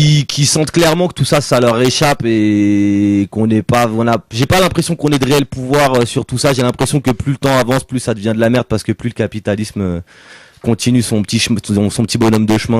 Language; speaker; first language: French; native; French